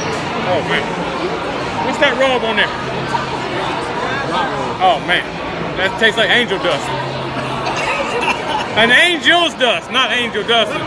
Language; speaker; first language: English; native; English